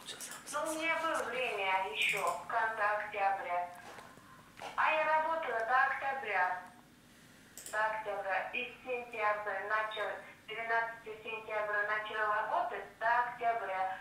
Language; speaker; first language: Russian; non-native, learner; Uzbek